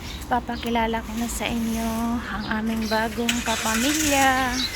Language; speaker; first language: Filipino; native; Filipino